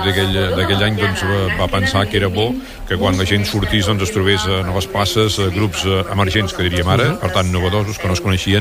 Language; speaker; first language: Catalan; native; Catalan